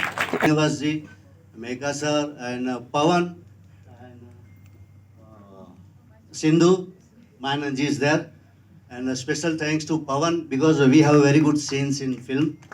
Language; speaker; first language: Telugu; non-native, learner; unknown